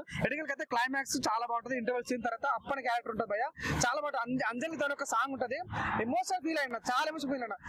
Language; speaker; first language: Telugu; native; Telugu